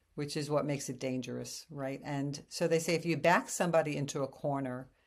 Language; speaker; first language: English; native; English